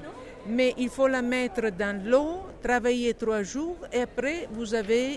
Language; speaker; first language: French; non-native, fluent; Italian